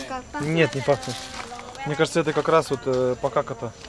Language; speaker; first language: Russian; native; Russian